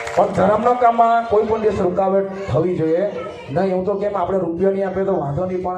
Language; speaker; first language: Gujarati; non-native, local second language; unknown